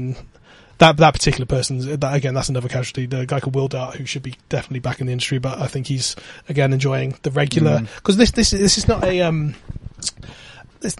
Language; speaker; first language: English; native; English